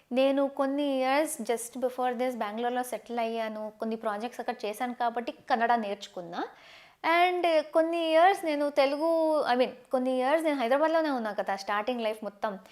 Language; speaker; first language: Telugu; non-native, local second language; Tamil